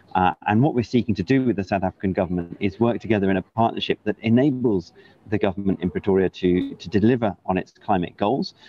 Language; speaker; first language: English; native; English